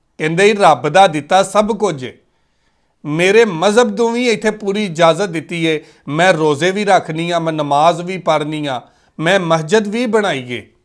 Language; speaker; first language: Punjabi; native; Punjabi